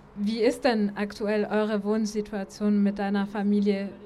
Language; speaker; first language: German; native; German